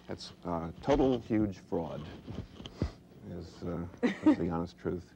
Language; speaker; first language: English; native; English